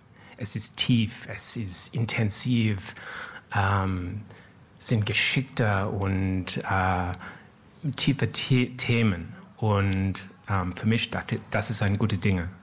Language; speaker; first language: German; non-native, learner; English